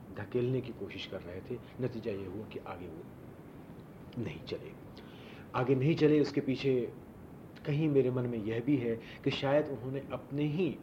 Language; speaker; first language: Hindi; non-native, local second language; Marwari